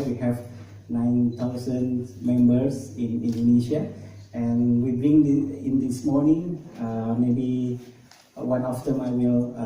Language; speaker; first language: English; non-native, learner; Indonesian